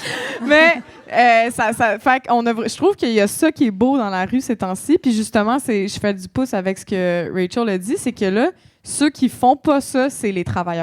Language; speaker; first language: French; native; French